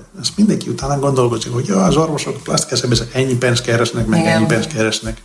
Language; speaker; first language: Hungarian; non-native, fluent; Greek